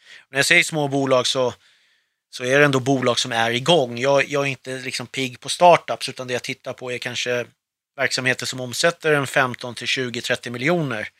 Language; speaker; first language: Swedish; early bilingual, other home language; Arabic